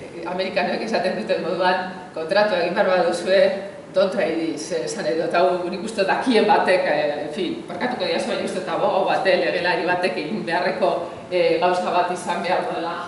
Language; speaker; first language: Basque; native; Basque